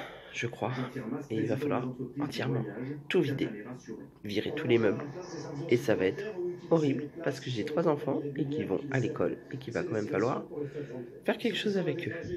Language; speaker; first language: French; native; French